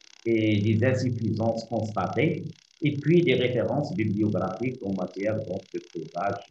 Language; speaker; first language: French; non-native, local second language; Arabic